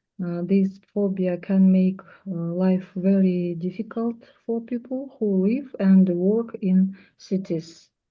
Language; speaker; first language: English; non-native, learner; Russian